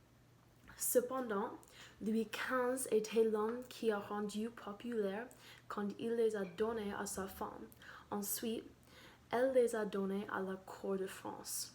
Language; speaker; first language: French; non-native, learner; English